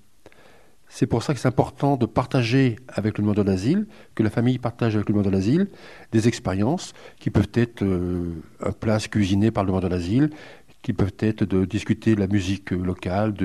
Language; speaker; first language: French; native; French